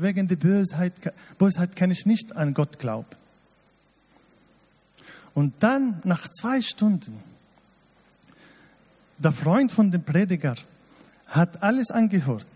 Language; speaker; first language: German; non-native, fluent; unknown